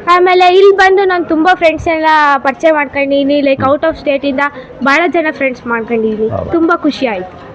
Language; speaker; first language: Kannada; native; Kannada